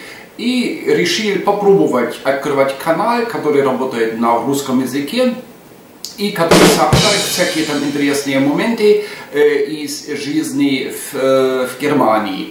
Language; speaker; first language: Russian; non-native, fluent; German